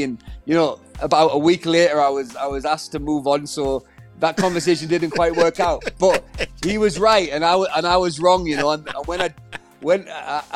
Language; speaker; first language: English; native; English